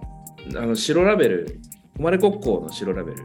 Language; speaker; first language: Japanese; native; Japanese